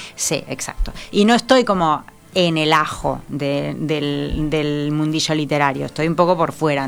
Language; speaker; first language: Spanish; native; Spanish